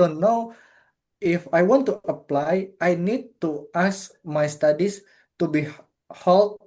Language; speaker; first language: English; non-native, fluent; Indonesian